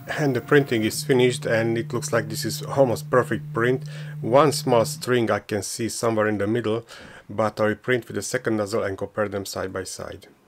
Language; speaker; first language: English; non-native, fluent; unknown